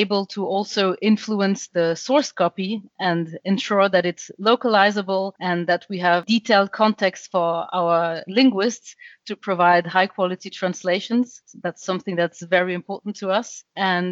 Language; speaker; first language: English; non-native, fluent; French